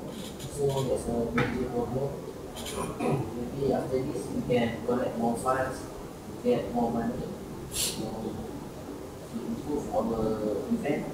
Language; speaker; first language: English; non-native, learner; Malay